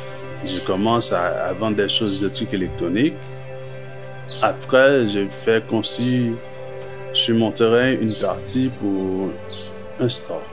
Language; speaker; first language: French; non-native, local second language; Haitian Creole